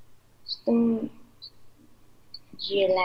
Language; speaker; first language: Russian; non-native, learner; Vietnamese